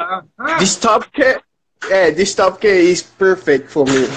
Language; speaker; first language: English; non-native, learner; Portuguese